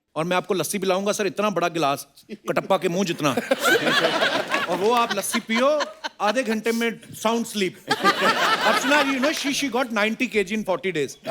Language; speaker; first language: Hindi; non-native, local second language; Punjabi